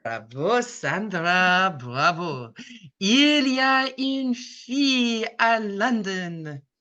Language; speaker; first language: French; non-native, fluent; English